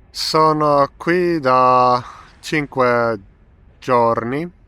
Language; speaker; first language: Italian; non-native, learner; Finnish